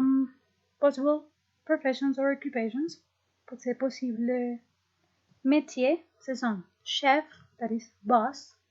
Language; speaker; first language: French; non-native, fluent; Spanish